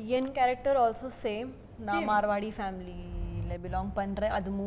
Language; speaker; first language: Tamil; non-native, learner; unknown